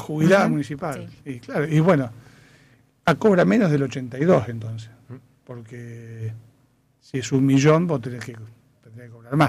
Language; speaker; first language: Spanish; native; Spanish